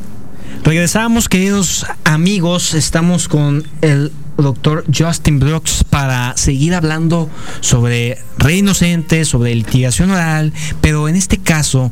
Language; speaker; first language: Spanish; native; Spanish